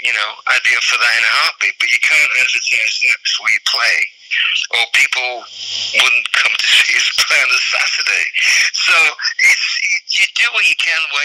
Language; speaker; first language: English; native; English